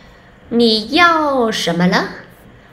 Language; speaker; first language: Chinese; non-native, fluent; Vietnamese